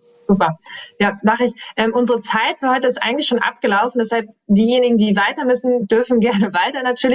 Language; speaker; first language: German; native; German